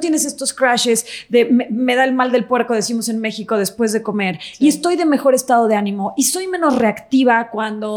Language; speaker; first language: Spanish; native; Spanish